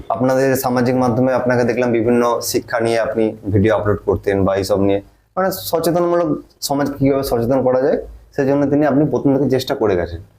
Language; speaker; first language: Bangla; native; Bangla